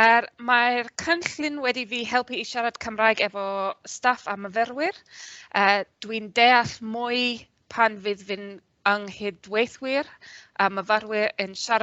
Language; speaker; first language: Welsh; non-native, learner; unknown